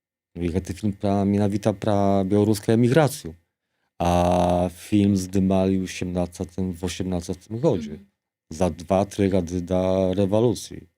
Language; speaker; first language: Polish; non-native, local second language; Belarusian